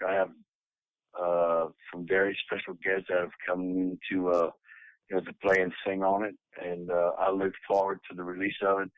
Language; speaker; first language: English; native; English